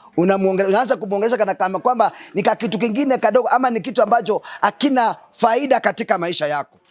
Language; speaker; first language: Swahili; non-native, local second language; Gusii